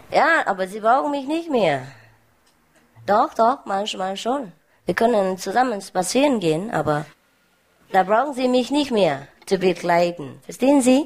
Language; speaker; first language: German; non-native, learner; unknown